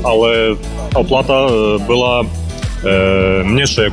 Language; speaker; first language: Polish; non-native, learner; Ukrainian